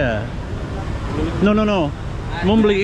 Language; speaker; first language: Indonesian; non-native, learner; English